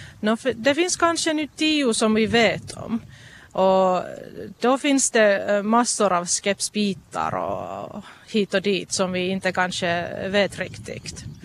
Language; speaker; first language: Swedish; non-native, local second language; Finnish